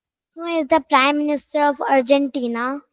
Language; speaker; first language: English; non-native, learner; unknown